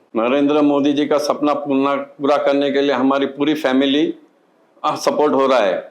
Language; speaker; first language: Hindi; non-native, local second language; Marathi